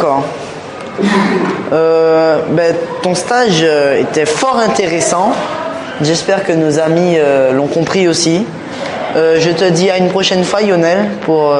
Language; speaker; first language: French; native; French